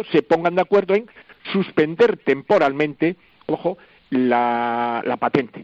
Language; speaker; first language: Spanish; native; Spanish